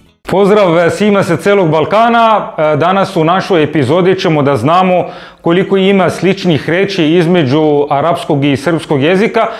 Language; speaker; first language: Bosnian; non-native, fluent; Arabic